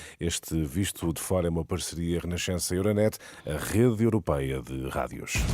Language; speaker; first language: Portuguese; native; Portuguese